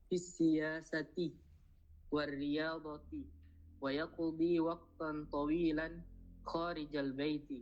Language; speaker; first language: Arabic; non-native, learner; Indonesian